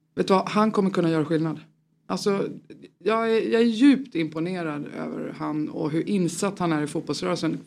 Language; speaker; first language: Swedish; native; Swedish